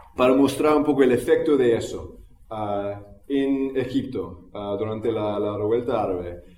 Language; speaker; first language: Spanish; non-native, fluent; English